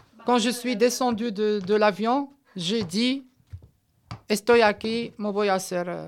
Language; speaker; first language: Spanish; non-native, learner; Arabic